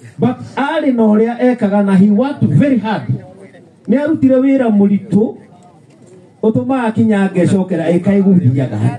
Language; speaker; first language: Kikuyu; native; Kikuyu